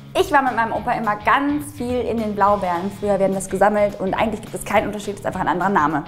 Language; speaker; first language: German; native; German